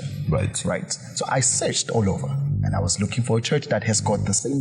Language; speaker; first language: English; non-native, local second language; Zulu